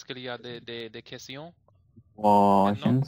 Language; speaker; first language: French; non-native, learner; English